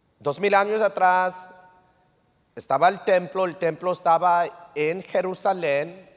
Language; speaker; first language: Spanish; early bilingual, heritage; English